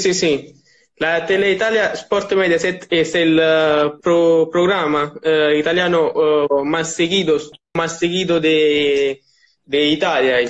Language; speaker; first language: Spanish; non-native, learner; Italian